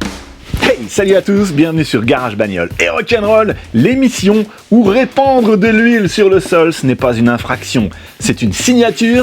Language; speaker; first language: French; native; French